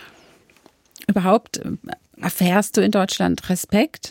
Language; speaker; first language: German; native; German